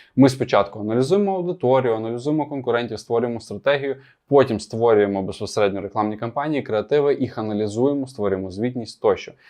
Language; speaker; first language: Ukrainian; non-native, local second language; Russian